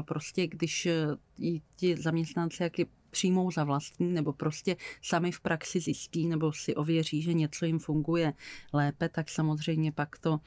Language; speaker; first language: Czech; native; Czech